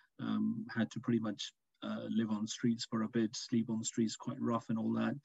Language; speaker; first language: English; non-native, local second language; Urdu